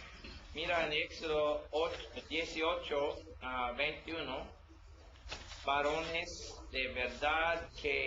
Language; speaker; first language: Spanish; non-native, learner; English